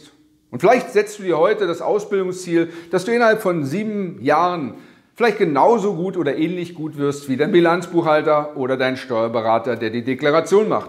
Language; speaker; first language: German; native; German